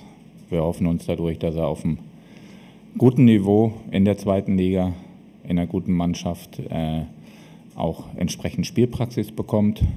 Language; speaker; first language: German; native; German